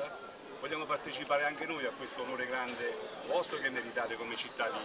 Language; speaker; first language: Italian; native; Italian